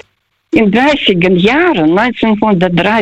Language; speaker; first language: German; early bilingual, other home language; Russian